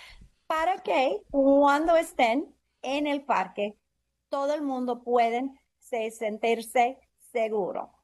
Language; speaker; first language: Spanish; non-native, learner; English